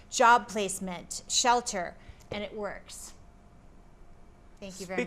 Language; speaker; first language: English; native; English